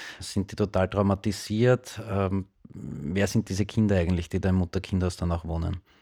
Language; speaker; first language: German; native; German